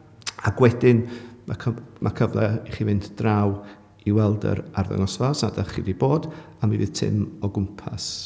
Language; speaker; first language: Welsh; native; Welsh